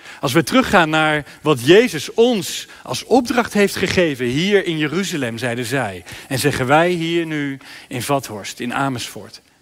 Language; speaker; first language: Dutch; native; Dutch